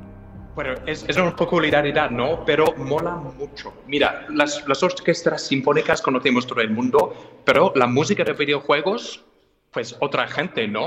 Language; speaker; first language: Spanish; non-native, fluent; English